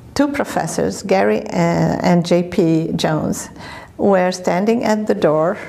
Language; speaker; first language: English; non-native, fluent; Arabic